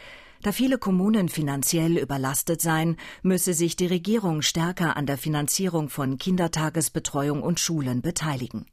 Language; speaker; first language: German; native; German